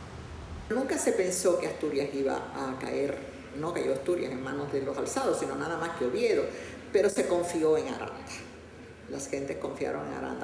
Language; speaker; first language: Spanish; native; Spanish